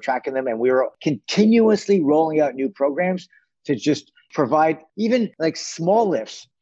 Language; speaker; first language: English; native; English